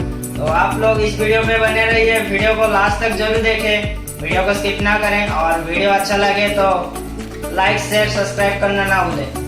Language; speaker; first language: Hindi; native; Hindi